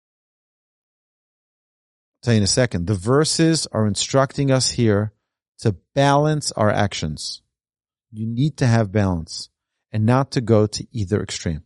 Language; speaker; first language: English; native; English